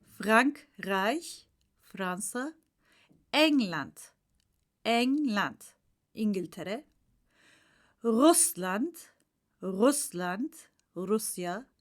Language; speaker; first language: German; non-native, fluent; Turkish